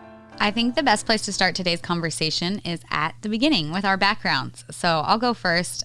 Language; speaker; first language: English; native; English